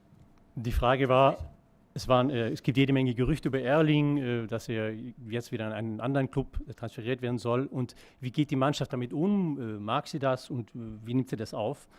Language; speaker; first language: German; native; German